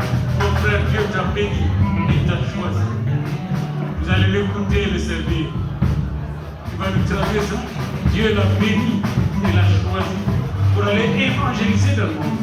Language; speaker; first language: French; non-native, local second language; Lingala